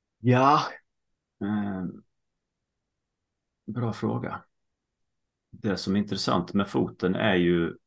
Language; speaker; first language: Swedish; early bilingual, heritage; Swedish